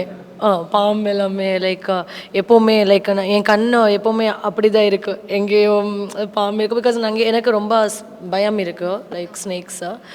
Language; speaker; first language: Tamil; non-native, learner; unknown